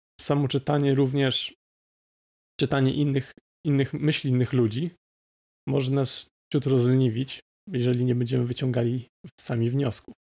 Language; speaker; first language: Polish; native; Polish